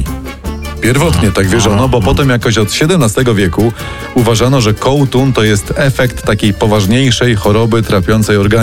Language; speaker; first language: Polish; native; Polish